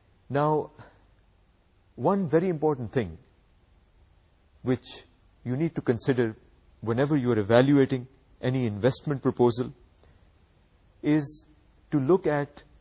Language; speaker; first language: English; non-native, local second language; Urdu